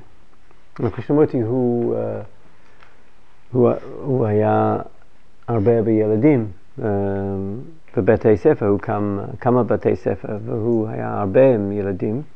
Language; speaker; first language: Hebrew; non-native, fluent; English